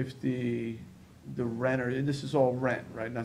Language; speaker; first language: English; native; English